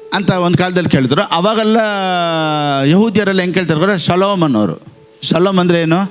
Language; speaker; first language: Kannada; native; Kannada